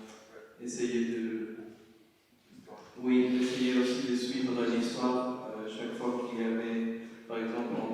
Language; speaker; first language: French; non-native, fluent; English